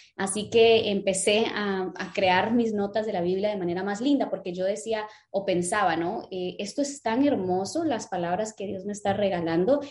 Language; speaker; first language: Spanish; early bilingual, other home language; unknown